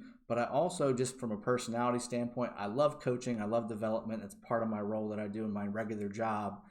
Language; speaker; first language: English; native; English